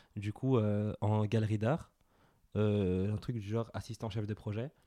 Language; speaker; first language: French; native; French